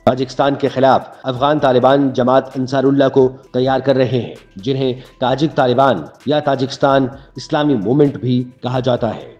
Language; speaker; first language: Urdu; native; Urdu